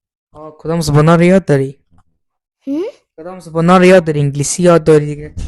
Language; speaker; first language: Persian; native; Persian